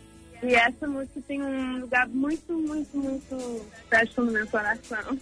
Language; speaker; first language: Portuguese; early bilingual, heritage; English